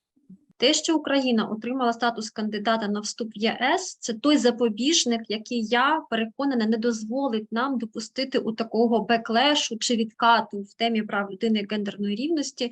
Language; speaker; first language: Ukrainian; native; Ukrainian